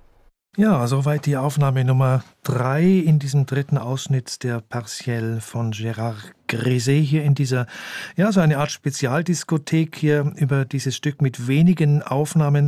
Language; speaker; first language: German; native; German